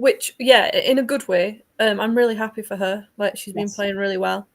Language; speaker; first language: English; native; English